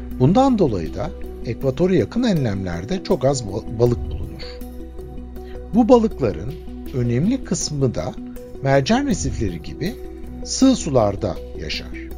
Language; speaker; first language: Turkish; native; Turkish